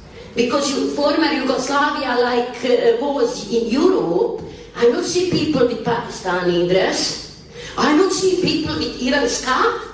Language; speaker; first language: English; non-native, learner; Bosnian